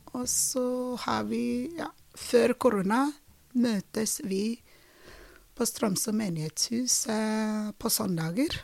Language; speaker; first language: Norwegian; non-native, fluent; Ibibio